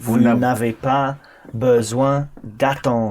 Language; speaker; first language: French; non-native, learner; English